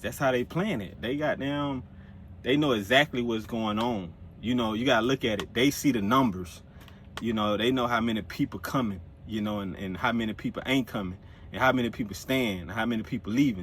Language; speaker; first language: English; native; English